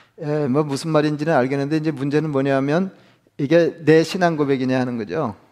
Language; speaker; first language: Korean; native; Korean